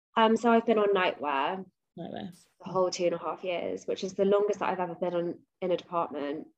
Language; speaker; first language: English; native; English